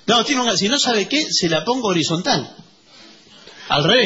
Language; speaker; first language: Spanish; native; Spanish